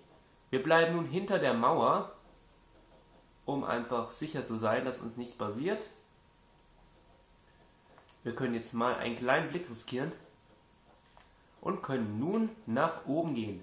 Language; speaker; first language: German; native; German